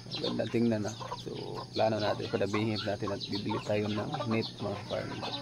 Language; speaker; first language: Filipino; non-native, local second language; Cebuano